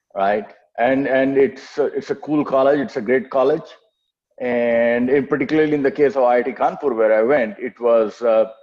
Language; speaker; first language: English; non-native, local second language; Telugu